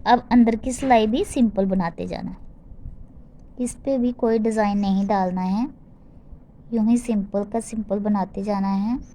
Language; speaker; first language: Hindi; non-native, local second language; Punjabi